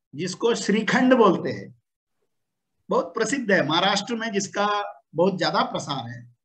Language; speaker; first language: Hindi; non-native, local second language; Telugu